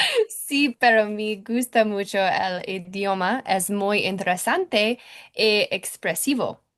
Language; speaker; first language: Spanish; non-native, learner; English